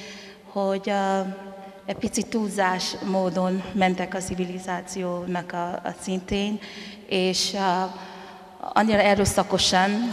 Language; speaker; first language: Hungarian; non-native, fluent; Tongan